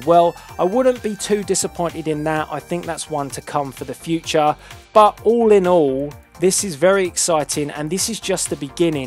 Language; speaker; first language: English; native; English